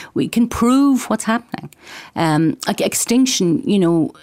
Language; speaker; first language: English; native; English